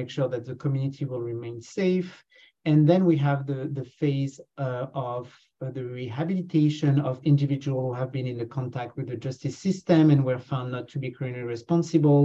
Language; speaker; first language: English; non-native, fluent; French